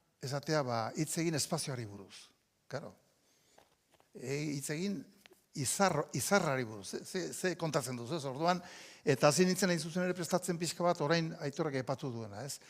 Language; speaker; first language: Basque; native; Basque